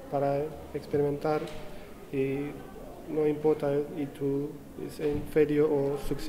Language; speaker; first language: Spanish; non-native, learner; English